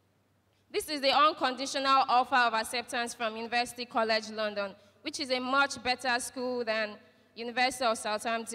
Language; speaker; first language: English; non-native, local second language; Yoruba